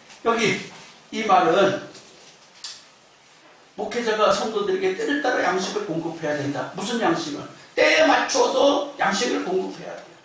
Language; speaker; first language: Korean; native; Korean